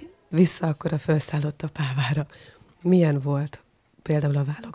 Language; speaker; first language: Hungarian; native; Hungarian